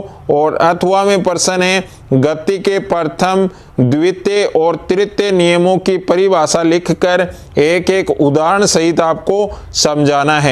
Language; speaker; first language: Hindi; native; Hindi